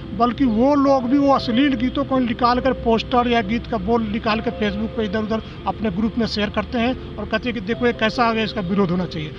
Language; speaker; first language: Hindi; non-native, local second language; Bhojpuri